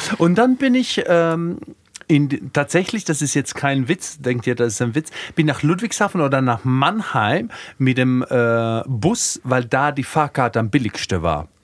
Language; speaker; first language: German; early bilingual, other home language; Croatian